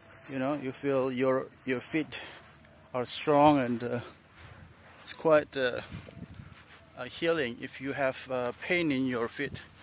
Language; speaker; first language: English; non-native, fluent; Indonesian